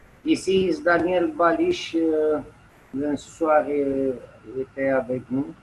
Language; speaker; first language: French; non-native, learner; Romanian